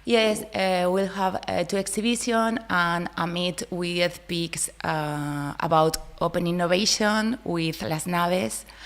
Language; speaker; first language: English; non-native, learner; Spanish